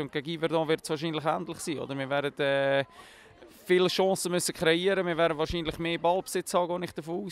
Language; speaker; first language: German; native; German